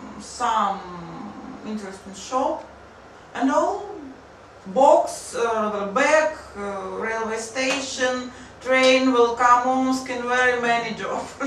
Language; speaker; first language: English; non-native, learner; Russian